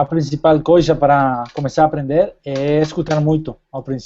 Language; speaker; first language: Portuguese; non-native, fluent; Spanish